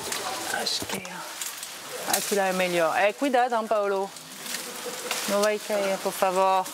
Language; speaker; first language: Portuguese; non-native, learner; French